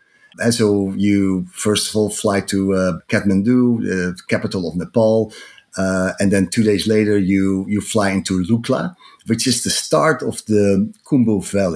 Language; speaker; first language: English; non-native, fluent; Dutch